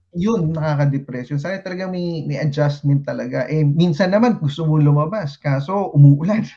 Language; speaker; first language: Filipino; native; Filipino